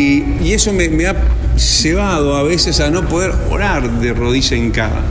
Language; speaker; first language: Spanish; native; Spanish